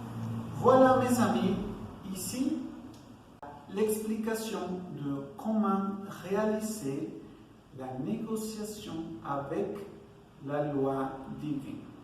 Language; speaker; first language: French; non-native, learner; Spanish